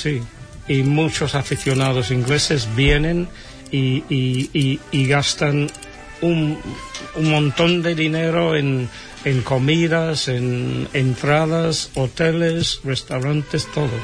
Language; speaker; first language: Spanish; non-native, fluent; English